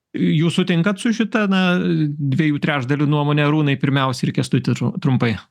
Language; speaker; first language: Lithuanian; native; Lithuanian